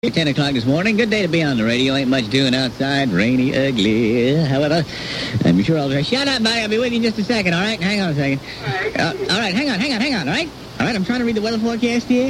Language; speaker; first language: English; native; English